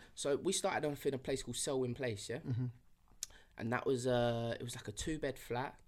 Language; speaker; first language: English; early bilingual, other home language; Yoruba